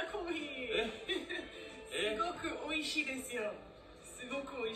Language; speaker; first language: Japanese; non-native, fluent; English